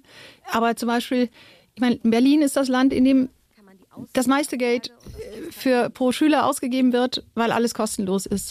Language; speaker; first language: German; native; German